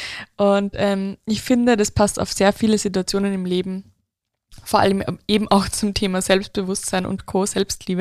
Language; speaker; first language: German; native; German